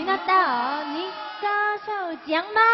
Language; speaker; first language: Chinese; non-native, learner; Korean